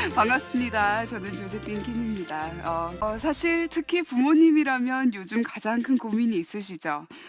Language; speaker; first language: Korean; early bilingual, heritage; Korean